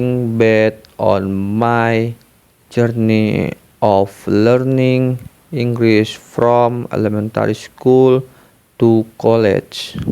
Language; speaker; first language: English; non-native, learner; Indonesian